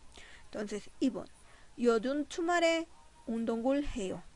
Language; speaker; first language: Korean; non-native, fluent; Spanish